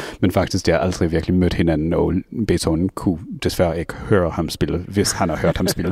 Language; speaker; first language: Danish; non-native, fluent; English